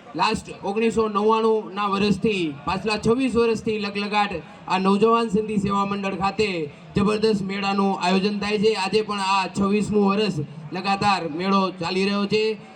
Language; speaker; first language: Gujarati; non-native, local second language; Sindhi